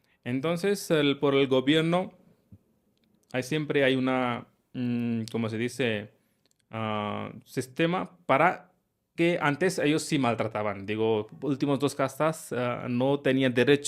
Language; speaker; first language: Spanish; non-native, fluent; Hindi